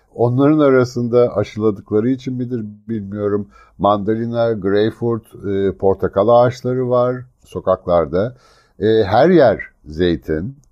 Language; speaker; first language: Turkish; native; Turkish